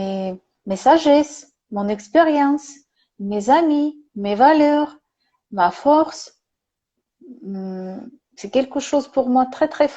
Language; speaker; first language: French; non-native, learner; Russian